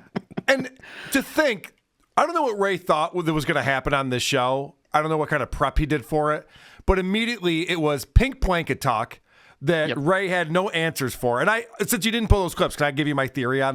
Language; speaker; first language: English; native; English